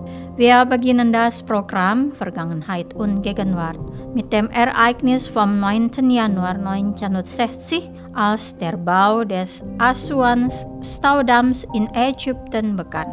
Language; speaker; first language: German; non-native, fluent; Indonesian